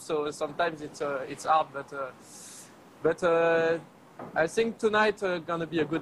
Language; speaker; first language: English; non-native, learner; French